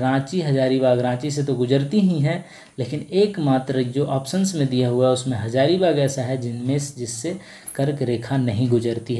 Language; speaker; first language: Hindi; native; Hindi